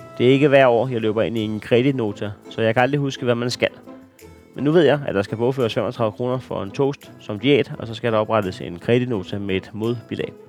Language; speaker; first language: Danish; native; Danish